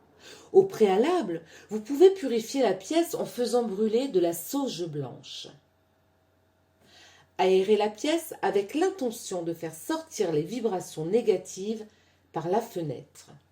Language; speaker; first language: French; native; French